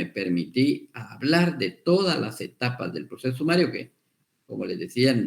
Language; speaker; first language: Spanish; native; Spanish